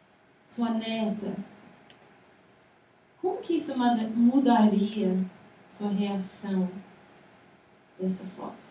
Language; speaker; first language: Portuguese; non-native, fluent; English